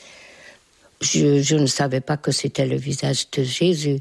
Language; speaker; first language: French; non-native, fluent; Hungarian